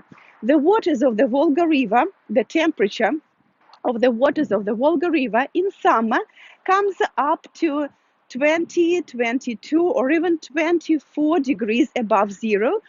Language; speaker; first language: English; non-native, fluent; Russian